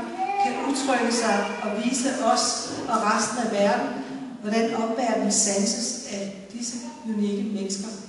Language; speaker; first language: Danish; native; Danish